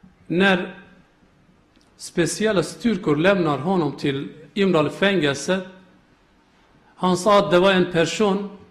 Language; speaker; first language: Swedish; non-native, learner; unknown